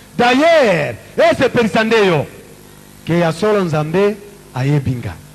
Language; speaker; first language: Lingala; native; Lingala